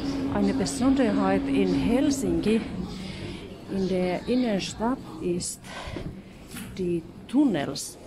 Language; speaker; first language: German; non-native, fluent; Finnish